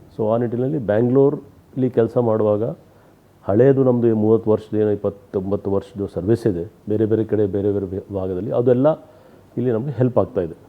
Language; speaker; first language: Kannada; non-native, local second language; Hindi